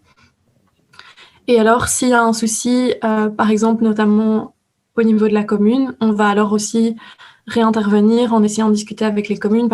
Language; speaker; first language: French; native; French